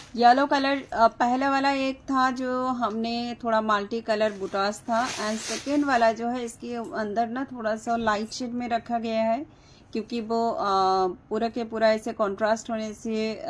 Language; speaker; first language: Hindi; non-native, local second language; Bangla